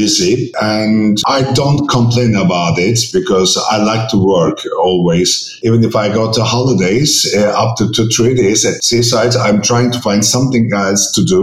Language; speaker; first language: English; non-native, fluent; Turkish